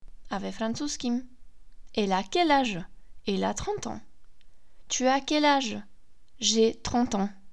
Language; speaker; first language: French; non-native, fluent; Polish